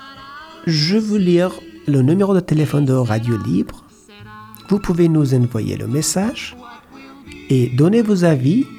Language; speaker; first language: French; non-native, learner; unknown